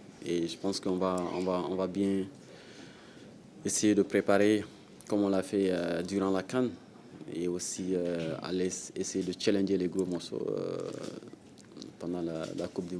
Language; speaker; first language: French; non-native, local second language; Wolof